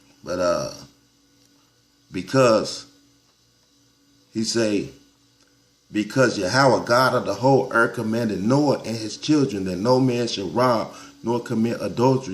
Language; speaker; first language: English; native; English